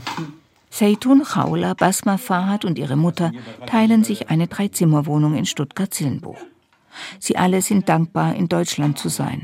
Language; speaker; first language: German; native; German